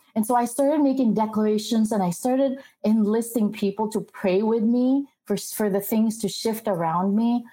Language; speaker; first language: English; non-native, local second language; Filipino